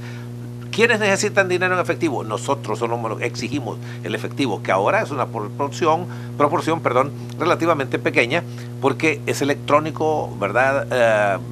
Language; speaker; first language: Spanish; native; Spanish